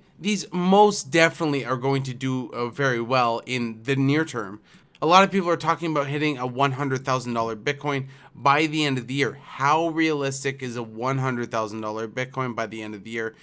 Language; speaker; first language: English; native; English